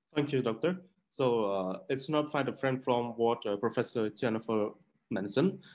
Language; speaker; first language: English; non-native, learner; Khmer